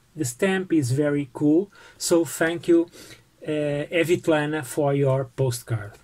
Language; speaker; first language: English; non-native, fluent; Portuguese